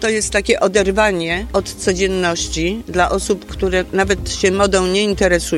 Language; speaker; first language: Polish; native; Polish